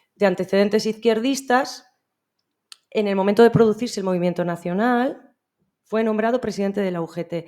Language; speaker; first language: Spanish; non-native, local second language; Catalan